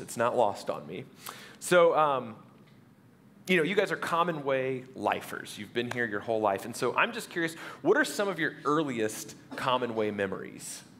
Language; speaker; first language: English; native; English